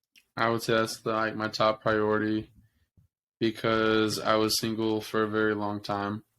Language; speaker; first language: English; native; English